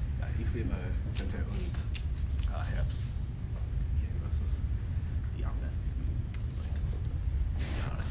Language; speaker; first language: German; non-native, learner; English